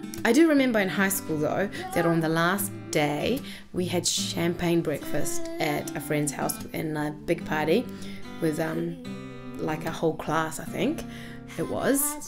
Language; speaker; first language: English; early bilingual, other home language; Japanese